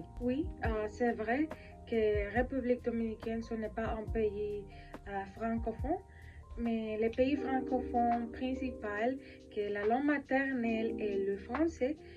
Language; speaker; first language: French; non-native, learner; Spanish